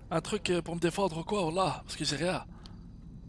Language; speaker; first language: French; native; French